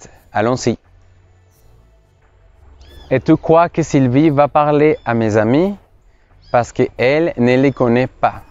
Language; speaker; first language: French; non-native, fluent; Spanish